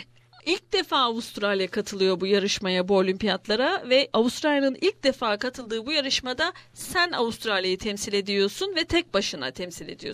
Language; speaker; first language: Turkish; native; Turkish